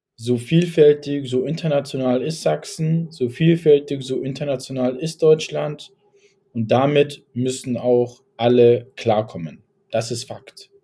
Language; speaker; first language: German; early bilingual, other home language; Kurdish